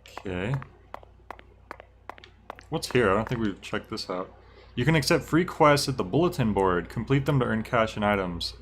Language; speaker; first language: English; native; English